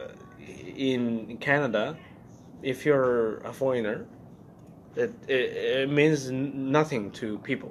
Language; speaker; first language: English; non-native, fluent; Chinese